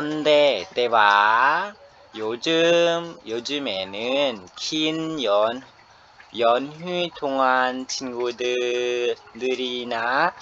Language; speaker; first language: Korean; non-native, fluent; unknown